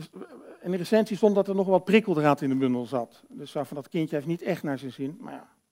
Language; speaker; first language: Dutch; native; Dutch